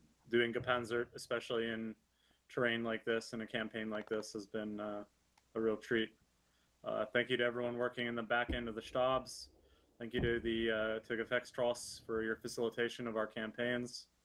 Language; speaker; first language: English; native; English